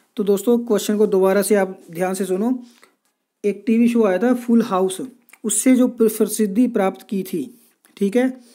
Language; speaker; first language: Hindi; non-native, local second language; Punjabi